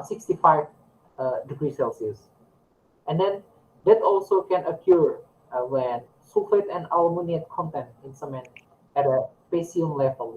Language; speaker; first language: English; non-native, learner; Indonesian